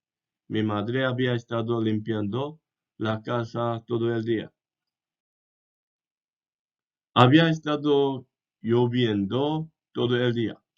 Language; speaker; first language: Spanish; non-native, fluent; English